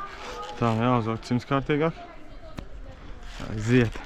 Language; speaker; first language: Latvian; native; Latvian